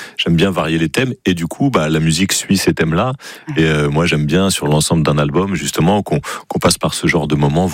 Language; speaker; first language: French; native; French